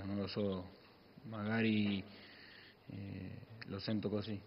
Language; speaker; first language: Italian; non-native, fluent; Spanish